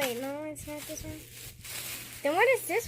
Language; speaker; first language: English; native; English